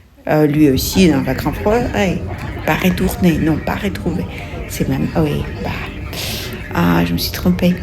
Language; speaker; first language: French; non-native, fluent; Russian